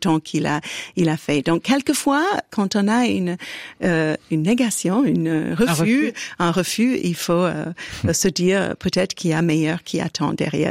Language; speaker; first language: French; non-native, fluent; English